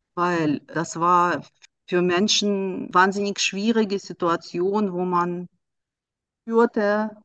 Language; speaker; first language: German; non-native, fluent; Russian